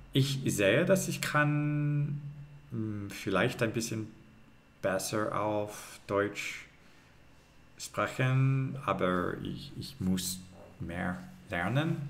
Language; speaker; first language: German; non-native, learner; English